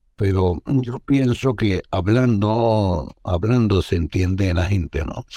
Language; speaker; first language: Spanish; non-native, fluent; Arabic